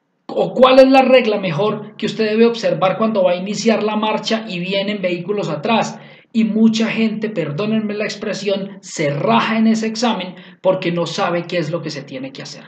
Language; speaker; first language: Spanish; native; Spanish